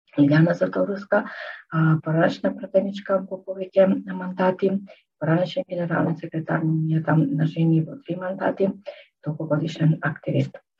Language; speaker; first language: Macedonian; native; Macedonian